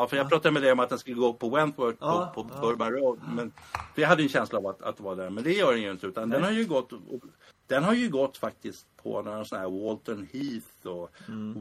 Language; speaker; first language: Swedish; native; Swedish